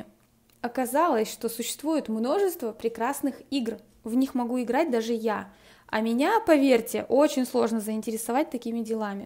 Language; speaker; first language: Russian; native; Russian